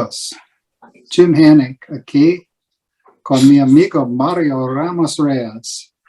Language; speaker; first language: Spanish; non-native, learner; English